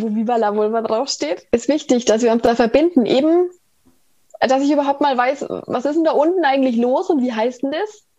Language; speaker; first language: German; native; German